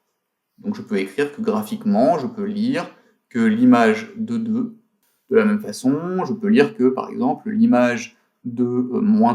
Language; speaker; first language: French; native; French